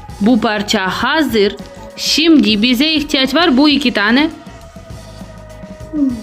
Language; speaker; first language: Turkish; non-native, learner; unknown